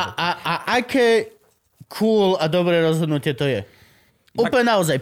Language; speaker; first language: Slovak; native; Slovak